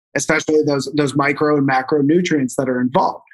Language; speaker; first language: English; native; English